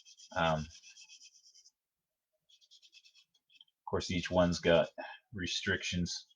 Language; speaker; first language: English; native; English